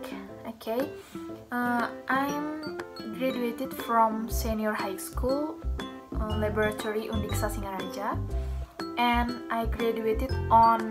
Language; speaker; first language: English; non-native, learner; Indonesian